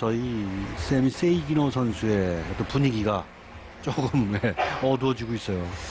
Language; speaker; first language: Korean; native; Korean